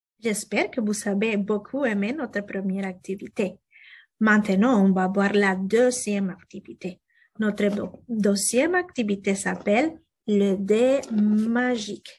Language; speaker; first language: French; non-native, fluent; Spanish